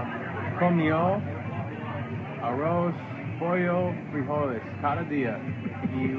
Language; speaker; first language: Spanish; non-native, learner; English